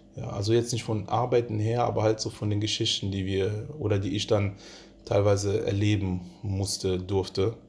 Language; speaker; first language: German; early bilingual, other home language; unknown